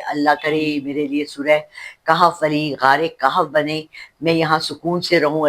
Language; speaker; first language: Urdu; native; Urdu